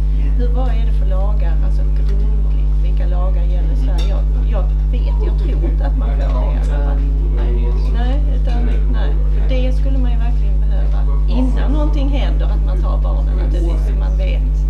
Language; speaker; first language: Swedish; native; Swedish